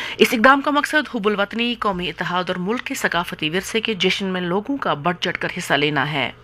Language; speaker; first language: Urdu; non-native, local second language; Kashmiri